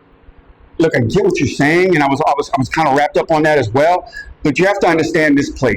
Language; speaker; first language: English; native; English